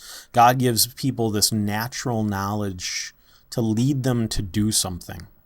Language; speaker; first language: English; native; English